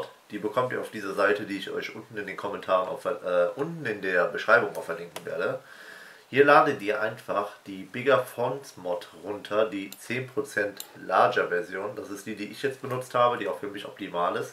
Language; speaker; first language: German; native; German